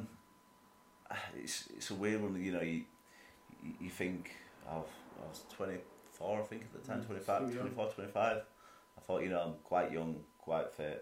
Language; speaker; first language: English; native; English